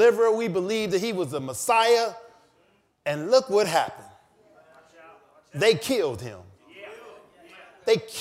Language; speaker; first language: English; native; English